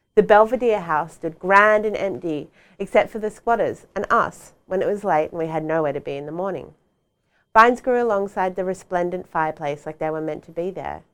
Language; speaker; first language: English; native; English